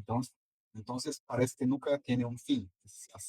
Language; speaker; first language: Spanish; non-native, fluent; Portuguese